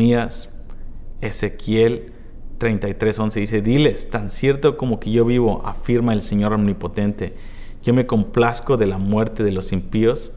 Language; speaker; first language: Spanish; native; Spanish